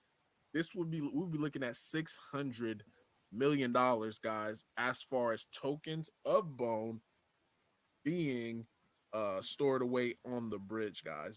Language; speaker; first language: English; native; English